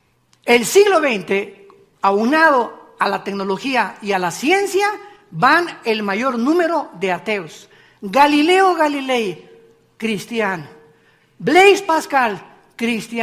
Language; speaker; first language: Spanish; native; Spanish